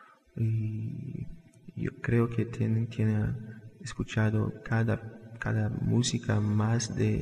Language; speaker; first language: Spanish; non-native, fluent; Portuguese